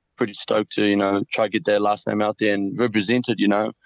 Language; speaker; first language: English; early bilingual, other home language; Samoan